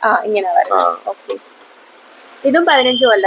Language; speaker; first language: Malayalam; native; Malayalam